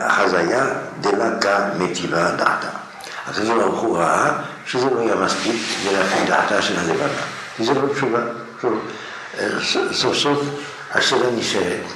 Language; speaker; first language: Hebrew; non-native, fluent; French